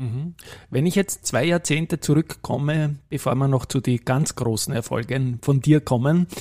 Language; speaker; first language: German; native; German